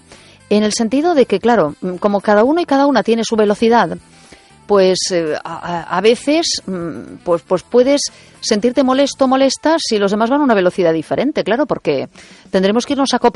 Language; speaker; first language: Spanish; native; Spanish